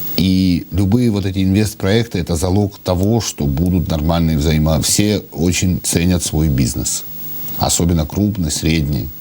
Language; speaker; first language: Russian; non-native, local second language; Georgian